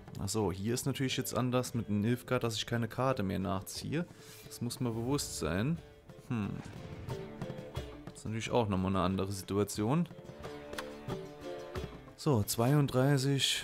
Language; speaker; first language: German; native; German